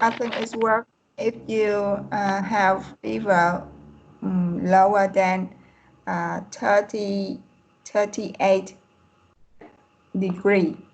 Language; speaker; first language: English; non-native, learner; Vietnamese